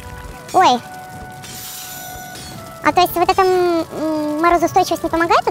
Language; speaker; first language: Russian; native; Russian